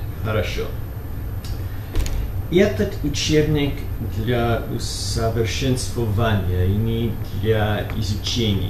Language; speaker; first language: Russian; non-native, learner; English